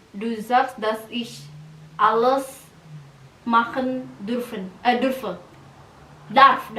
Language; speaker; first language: German; non-native, learner; Indonesian